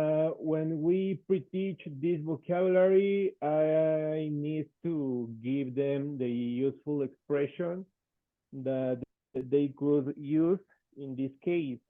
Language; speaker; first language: English; non-native, fluent; Spanish